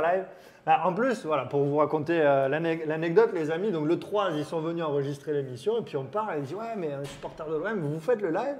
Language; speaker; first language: French; native; French